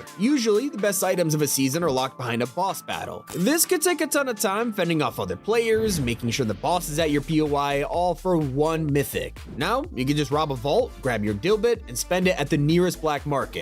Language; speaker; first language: English; native; English